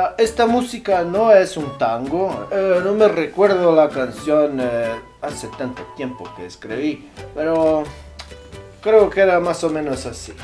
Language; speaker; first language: Spanish; non-native, learner; Portuguese